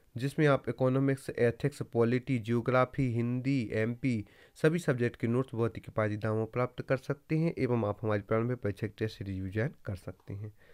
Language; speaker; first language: Hindi; native; Hindi